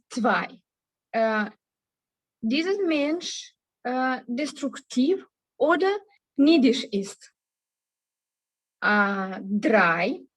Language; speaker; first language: German; non-native, learner; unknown